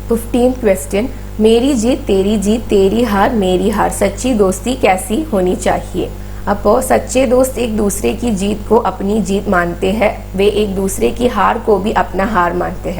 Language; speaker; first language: Hindi; non-native, local second language; Malayalam